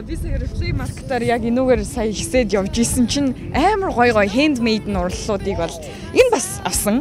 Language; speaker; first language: Mongolian; native; Mongolian